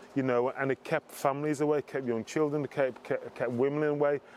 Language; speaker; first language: English; native; English